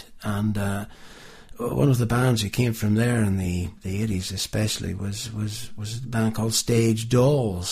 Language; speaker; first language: English; native; English